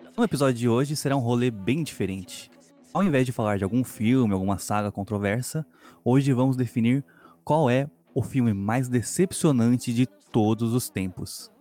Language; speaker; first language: Portuguese; native; Portuguese